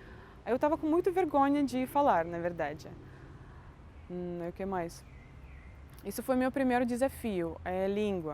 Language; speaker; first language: Portuguese; non-native, fluent; Russian